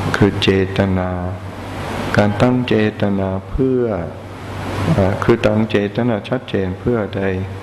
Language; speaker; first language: Thai; non-native, fluent; English